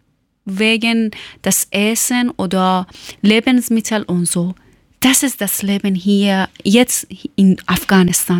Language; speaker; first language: German; non-native, learner; Persian